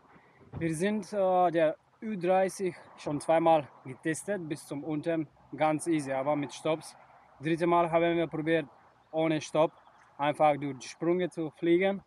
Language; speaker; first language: German; non-native, learner; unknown